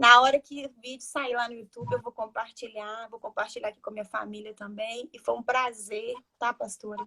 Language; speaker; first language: Portuguese; native; Portuguese